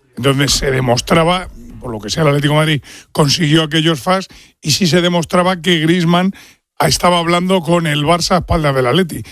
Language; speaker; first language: Spanish; native; Spanish